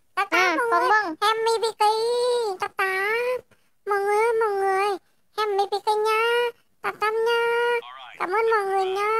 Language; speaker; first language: Vietnamese; native; Vietnamese